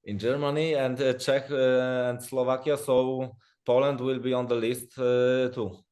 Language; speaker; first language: English; non-native, learner; Polish